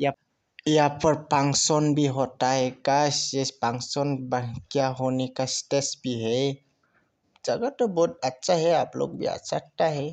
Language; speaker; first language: Hindi; non-native, local second language; Bodo